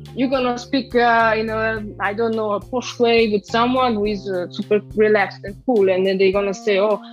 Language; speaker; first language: English; non-native, fluent; Romanian